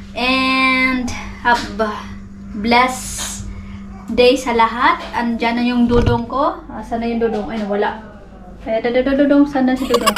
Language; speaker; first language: Filipino; non-native, local second language; Cebuano